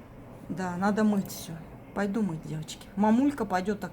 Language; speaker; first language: Russian; native; Russian